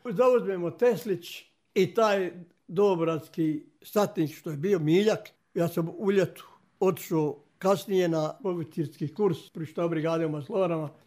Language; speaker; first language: Serbian; native; Serbian